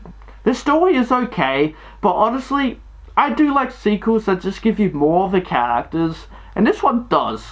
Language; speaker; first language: English; native; English